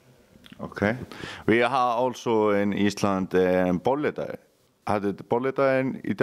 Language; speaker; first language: Danish; non-native, learner; Icelandic